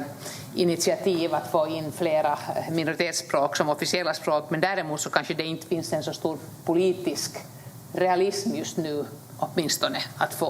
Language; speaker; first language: Swedish; native; Swedish